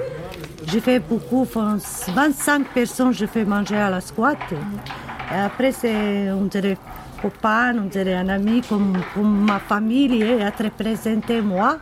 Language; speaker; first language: French; non-native, learner; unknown